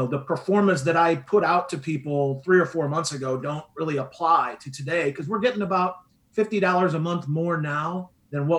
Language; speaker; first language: English; native; English